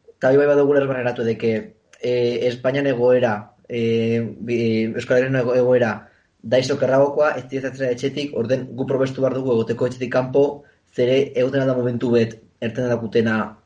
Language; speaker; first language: Basque; non-native, local second language; Spanish